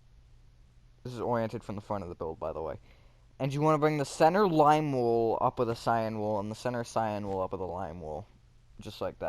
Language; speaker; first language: English; native; English